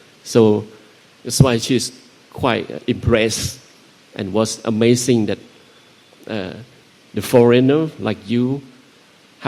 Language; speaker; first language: English; non-native, fluent; Thai